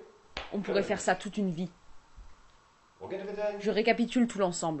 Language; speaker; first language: French; native; French